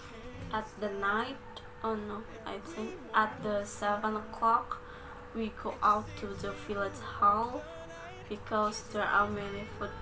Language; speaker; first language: English; non-native, learner; Balinese